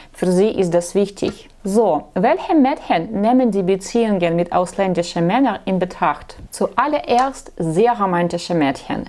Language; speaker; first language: German; non-native, learner; Russian